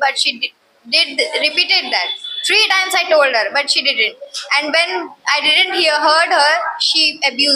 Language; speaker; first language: English; non-native, learner; Hindi